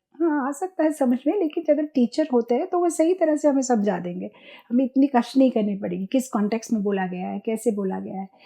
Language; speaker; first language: Hindi; non-native, local second language; Gujarati